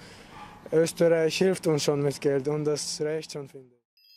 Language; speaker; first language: German; early bilingual, other home language; Chechen